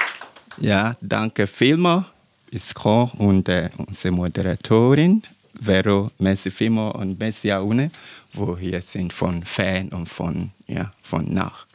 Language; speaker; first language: German; non-native, learner; English